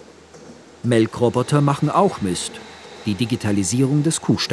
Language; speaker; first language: German; native; German